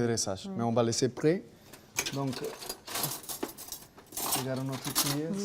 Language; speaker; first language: French; non-native, fluent; Spanish